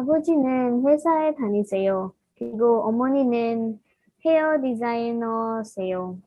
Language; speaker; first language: Korean; non-native, learner; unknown